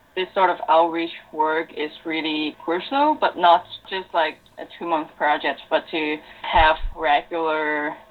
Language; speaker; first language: English; non-native, local second language; Cantonese